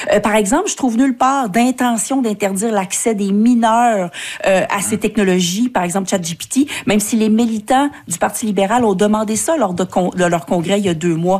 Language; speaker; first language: French; native; French